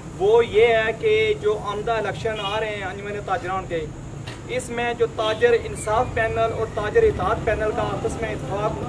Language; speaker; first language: Urdu; non-native, local second language; Pahari-Potwari